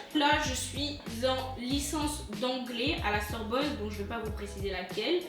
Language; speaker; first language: French; native; French